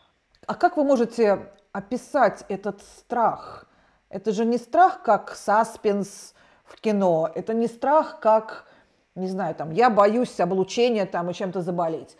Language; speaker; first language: Russian; native; Russian